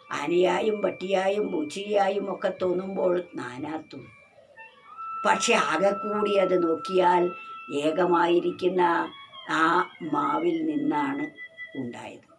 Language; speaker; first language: Malayalam; native; Malayalam